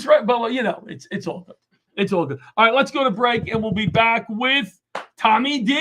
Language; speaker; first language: English; native; English